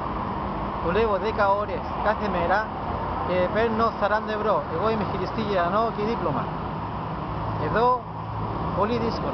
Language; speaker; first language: Greek; non-native, learner; Spanish